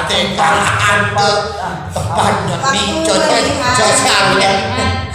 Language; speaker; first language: Indonesian; native; Indonesian